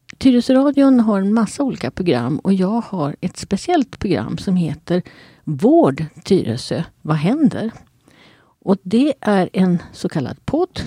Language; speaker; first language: Swedish; native; Swedish